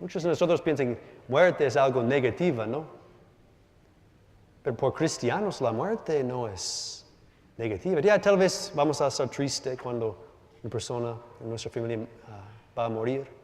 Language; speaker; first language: Spanish; non-native, learner; English